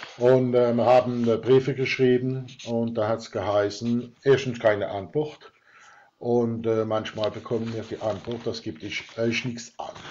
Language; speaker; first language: German; non-native, local second language; Swiss German